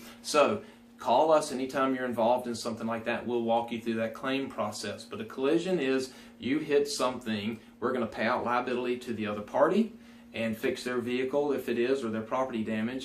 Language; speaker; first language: English; native; English